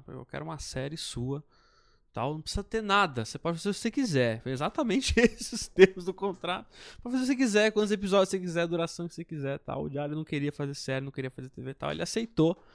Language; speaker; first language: Portuguese; native; Portuguese